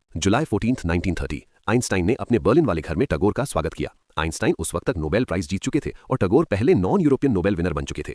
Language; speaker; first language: Hindi; native; Hindi